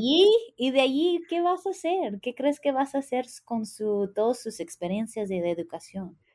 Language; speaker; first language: Spanish; early bilingual, heritage; English